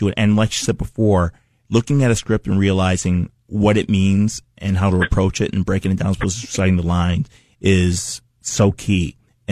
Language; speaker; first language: English; native; English